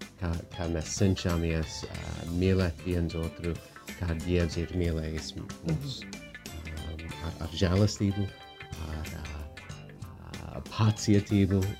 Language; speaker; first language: Latvian; non-native, fluent; English